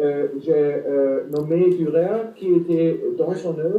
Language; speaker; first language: French; non-native, fluent; German